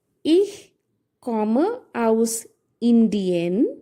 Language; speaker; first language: German; non-native, fluent; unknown